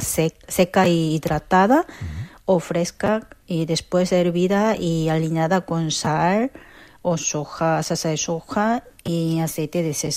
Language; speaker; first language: Spanish; non-native, fluent; Korean